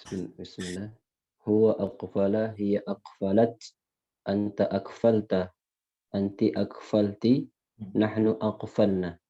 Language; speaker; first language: Arabic; non-native, learner; Indonesian